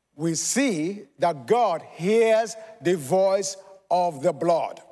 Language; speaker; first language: English; non-native, local second language; Yoruba